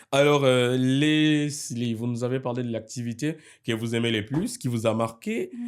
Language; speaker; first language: French; non-native, local second language; Lingala